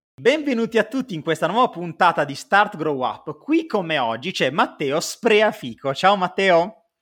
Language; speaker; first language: Italian; native; Italian